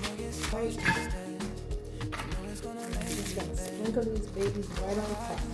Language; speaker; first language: English; native; English